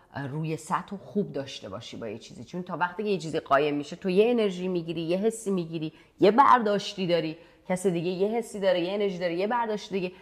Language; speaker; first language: Persian; early bilingual, heritage; Persian